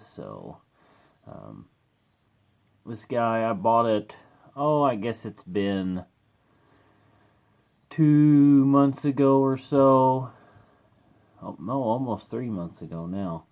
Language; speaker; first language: English; native; English